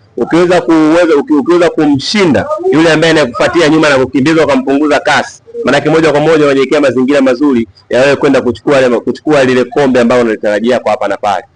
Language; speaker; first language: Swahili; native; Swahili